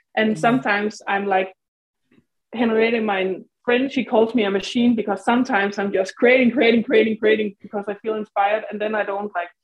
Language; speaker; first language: English; non-native, fluent; Danish